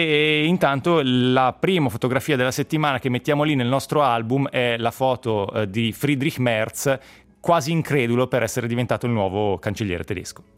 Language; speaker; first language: Italian; native; Italian